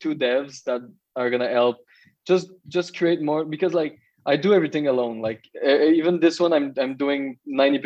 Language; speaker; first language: English; native; English